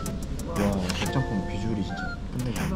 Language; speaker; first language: Korean; native; Korean